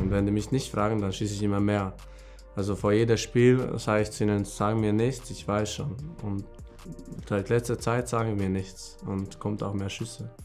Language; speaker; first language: German; non-native, fluent; Hungarian